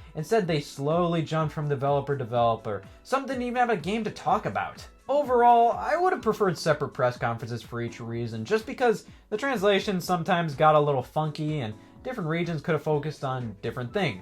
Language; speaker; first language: English; native; English